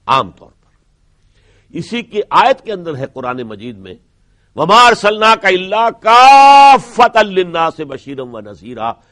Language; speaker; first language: Urdu; native; Urdu